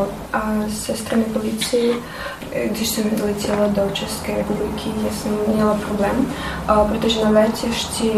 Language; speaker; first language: Czech; non-native, learner; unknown